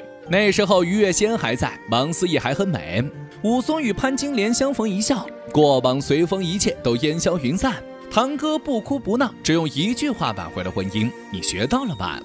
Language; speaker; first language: Chinese; native; Chinese